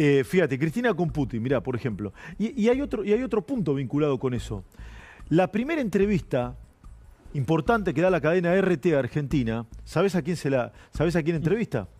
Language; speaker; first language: Spanish; native; Spanish